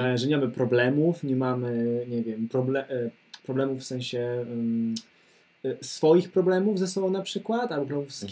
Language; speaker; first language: Polish; native; Polish